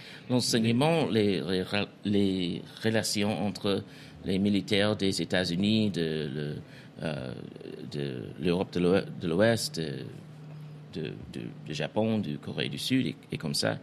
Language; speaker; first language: French; non-native, fluent; English